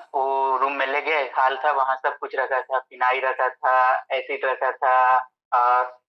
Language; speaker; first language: Hindi; native; Hindi